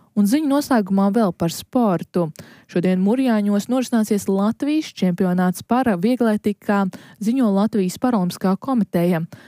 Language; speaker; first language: Latvian; native; Latvian